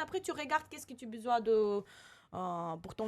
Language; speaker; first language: French; non-native, learner; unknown